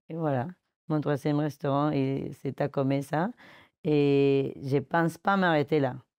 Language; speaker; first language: French; non-native, fluent; Spanish